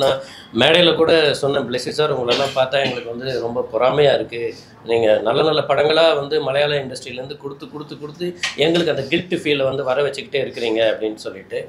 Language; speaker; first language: Tamil; native; Tamil